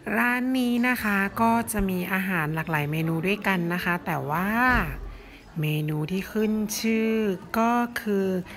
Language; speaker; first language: Thai; native; Thai